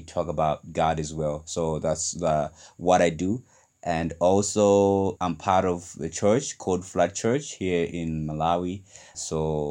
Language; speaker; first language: English; non-native, local second language; Nyanja